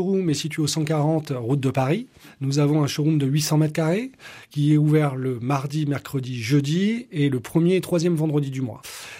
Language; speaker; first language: French; native; French